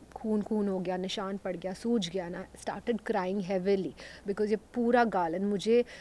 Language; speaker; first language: Hindi; native; Hindi